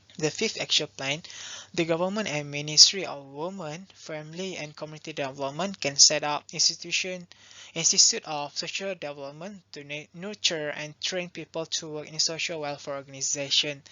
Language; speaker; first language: English; non-native, local second language; Malay